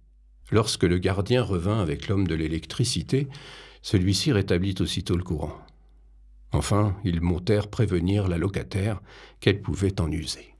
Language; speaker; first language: French; native; French